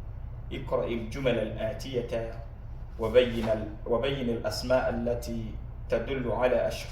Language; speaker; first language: Arabic; non-native, fluent; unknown